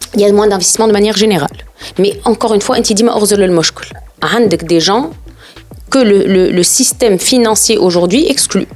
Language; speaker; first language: French; non-native, local second language; Arabic